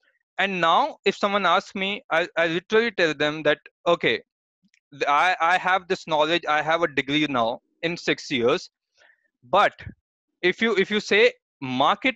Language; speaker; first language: English; non-native, local second language; Hindi